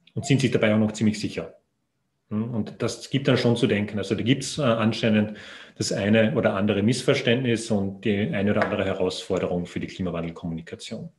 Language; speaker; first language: German; native; German